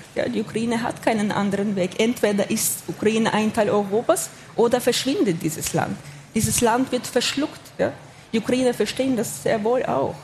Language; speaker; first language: German; non-native, fluent; Ukrainian